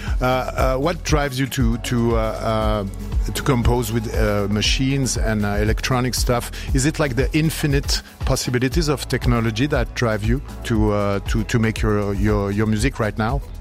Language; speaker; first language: English; non-native, fluent; French